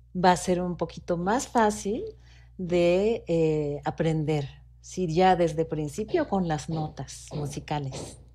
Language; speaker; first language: Spanish; non-native, fluent; Japanese